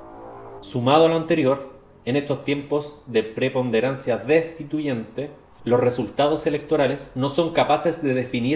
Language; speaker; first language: Spanish; native; Spanish